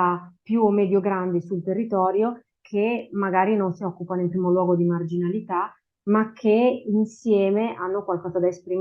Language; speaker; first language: Italian; native; Italian